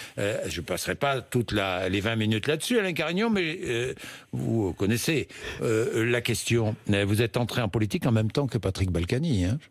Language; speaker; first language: French; native; French